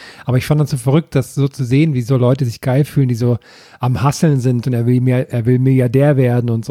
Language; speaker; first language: German; native; German